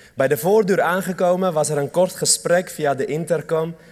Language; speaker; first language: Dutch; early bilingual, other home language; Armenian